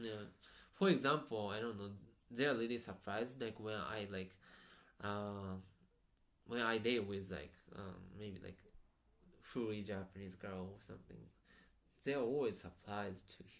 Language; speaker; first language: English; non-native, fluent; Japanese